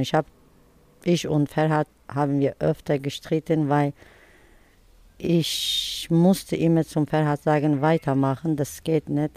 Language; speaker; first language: German; early bilingual, other home language; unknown